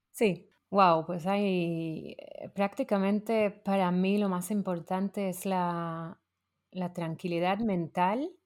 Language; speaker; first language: Spanish; non-native, fluent; Hebrew